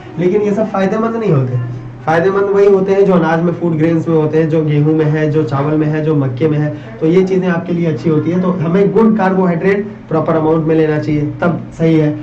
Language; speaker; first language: Hindi; native; Hindi